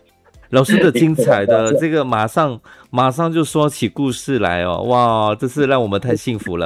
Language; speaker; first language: Chinese; native; Chinese